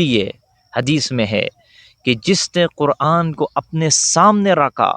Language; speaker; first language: Hindi; native; Hindi